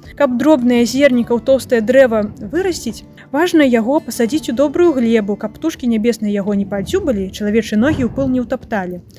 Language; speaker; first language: Belarusian; non-native, local second language; Russian